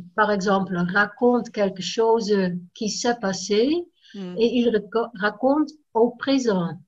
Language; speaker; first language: French; non-native, fluent; Dutch